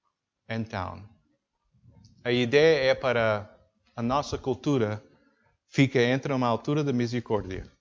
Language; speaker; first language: Portuguese; non-native, learner; English